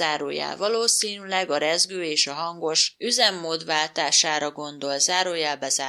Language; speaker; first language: Hungarian; native; Hungarian